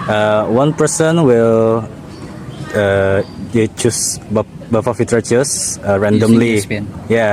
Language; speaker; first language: English; non-native, learner; Indonesian